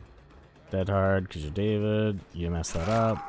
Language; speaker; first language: English; native; English